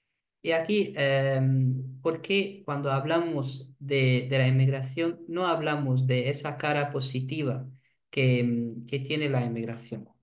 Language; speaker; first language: Spanish; non-native, fluent; Arabic